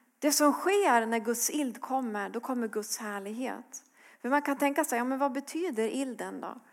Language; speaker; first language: Swedish; native; Swedish